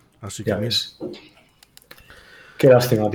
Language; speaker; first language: Spanish; native; Spanish